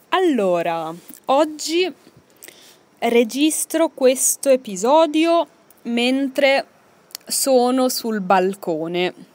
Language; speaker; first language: Italian; native; Italian